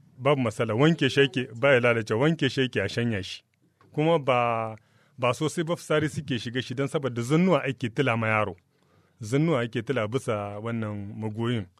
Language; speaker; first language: Hausa; non-native, local second language; Tamasheq